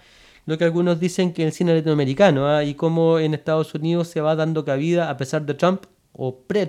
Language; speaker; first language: Spanish; native; Spanish